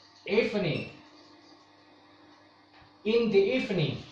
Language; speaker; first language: English; non-native, fluent; Indonesian